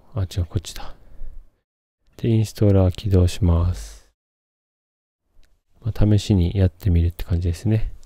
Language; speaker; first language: Japanese; native; Japanese